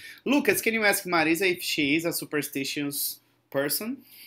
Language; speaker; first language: English; non-native, fluent; Portuguese